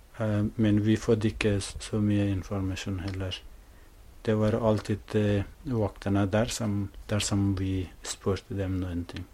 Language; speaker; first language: Norwegian; non-native, fluent; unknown